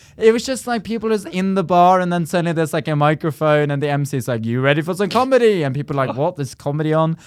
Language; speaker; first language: English; non-native, fluent; Norwegian